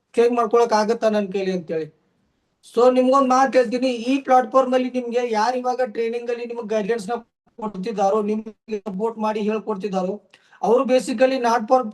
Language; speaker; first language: Kannada; native; Kannada